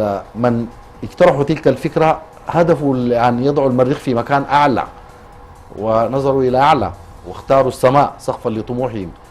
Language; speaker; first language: Arabic; native; Arabic